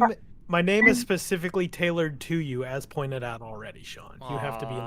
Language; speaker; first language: English; native; English